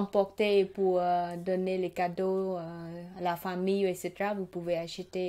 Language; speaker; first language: French; non-native, learner; Khmer